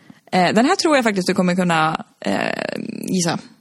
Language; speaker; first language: Swedish; native; Swedish